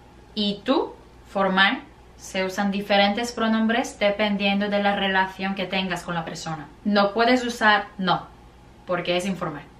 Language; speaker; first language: Spanish; non-native, fluent; Korean